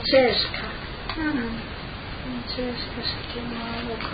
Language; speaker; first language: Italian; non-native, local second language; Slovenian